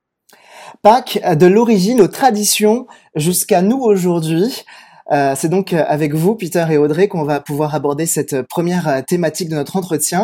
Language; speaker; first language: French; native; French